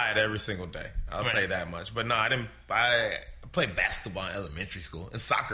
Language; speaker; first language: English; native; English